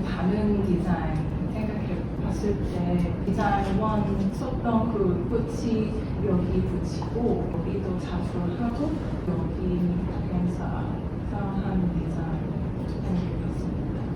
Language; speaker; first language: Korean; non-native, learner; Cantonese